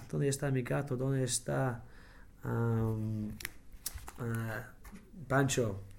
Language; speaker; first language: Spanish; non-native, learner; English